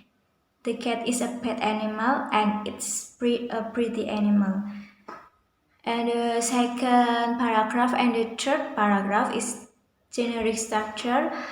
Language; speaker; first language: English; non-native, learner; Indonesian